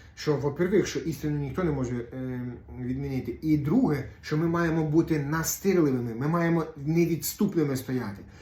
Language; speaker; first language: Ukrainian; non-native, local second language; Russian